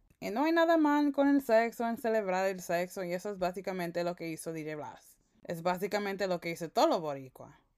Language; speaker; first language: Spanish; early bilingual, heritage; Spanish